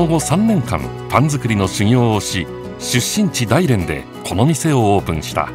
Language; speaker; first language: Japanese; native; Japanese